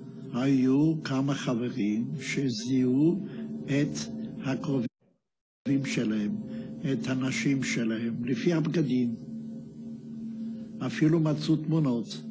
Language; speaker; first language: Hebrew; non-native, fluent; Yiddish